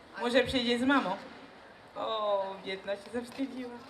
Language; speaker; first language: Polish; non-native, fluent; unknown